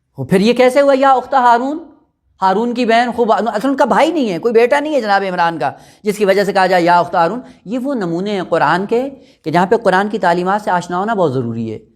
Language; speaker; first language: Urdu; non-native, local second language; Punjabi